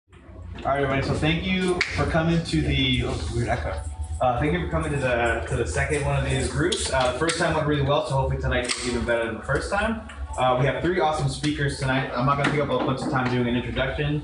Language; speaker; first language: English; native; English